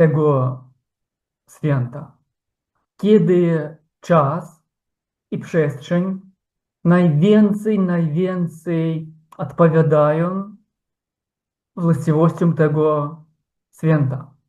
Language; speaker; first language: Polish; non-native, fluent; Ukrainian